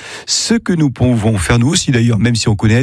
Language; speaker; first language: French; native; French